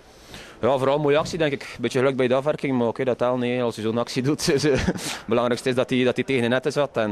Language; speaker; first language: Dutch; native; Dutch